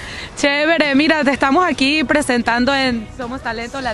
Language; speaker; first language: Spanish; native; Spanish